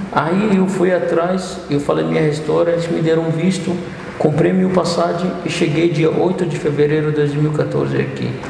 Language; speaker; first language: Portuguese; non-native, fluent; Arabic